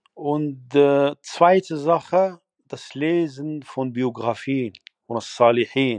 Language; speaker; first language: German; non-native, fluent; Arabic